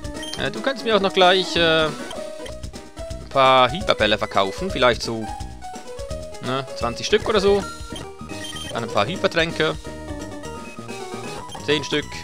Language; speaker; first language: German; native; German